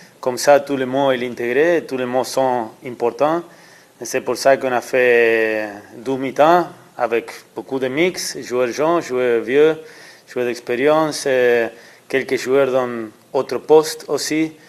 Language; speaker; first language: French; non-native, learner; Spanish